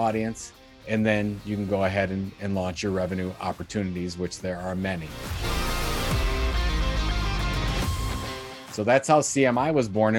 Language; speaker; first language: English; native; English